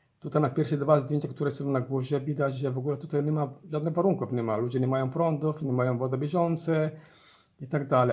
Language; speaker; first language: Polish; non-native, learner; Somali